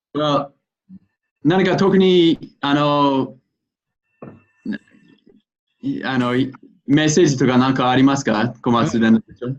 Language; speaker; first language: Japanese; non-native, fluent; English